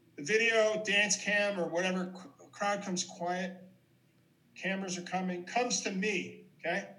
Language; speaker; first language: English; native; English